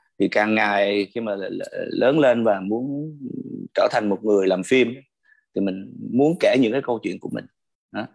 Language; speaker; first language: Vietnamese; early bilingual, heritage; Vietnamese